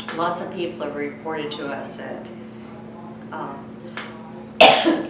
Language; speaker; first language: English; native; English